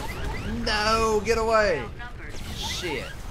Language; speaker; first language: English; native; English